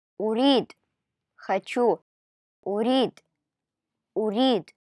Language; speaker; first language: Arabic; non-native, fluent; Russian